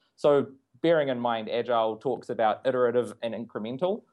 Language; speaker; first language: English; native; English